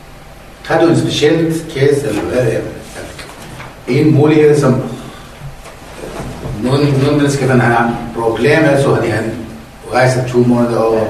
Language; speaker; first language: Danish; non-native, learner; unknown